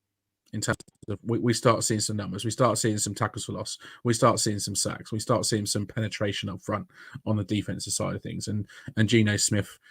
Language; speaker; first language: English; native; English